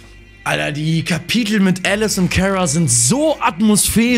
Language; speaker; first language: German; native; German